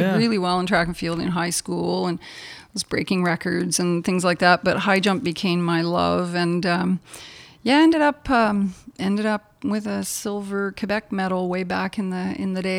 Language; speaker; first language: English; native; English